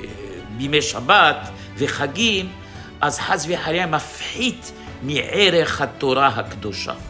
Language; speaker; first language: Hebrew; non-native, fluent; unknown